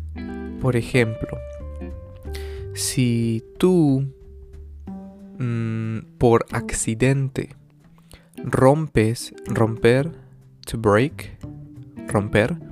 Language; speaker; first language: Spanish; early bilingual, other home language; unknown